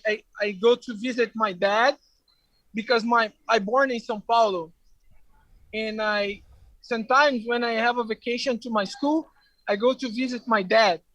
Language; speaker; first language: English; non-native, learner; Portuguese